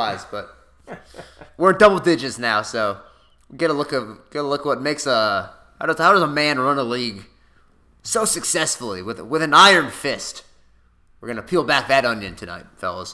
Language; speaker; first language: English; native; English